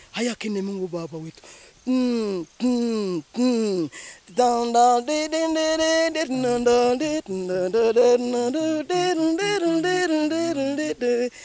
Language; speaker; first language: Kinyarwanda; native; Kinyarwanda